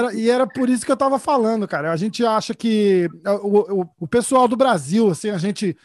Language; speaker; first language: Portuguese; native; Portuguese